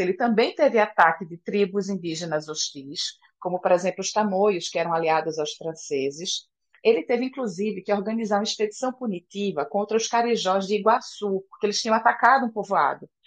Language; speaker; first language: Portuguese; native; Portuguese